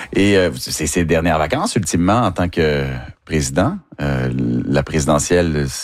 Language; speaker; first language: French; native; French